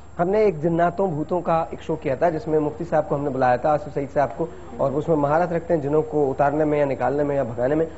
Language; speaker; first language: Urdu; native; Urdu